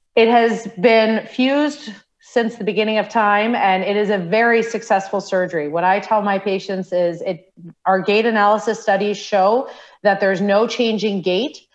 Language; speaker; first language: English; native; English